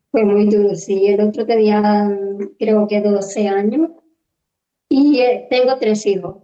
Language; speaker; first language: Spanish; native; Spanish